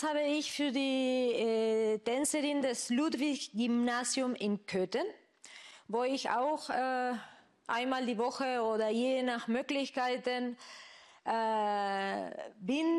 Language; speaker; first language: German; non-native, fluent; Spanish